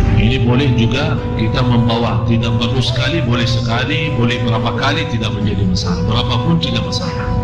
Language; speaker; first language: Malay; non-native, fluent; Arabic